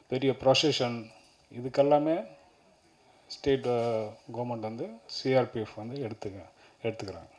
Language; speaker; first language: Tamil; native; Tamil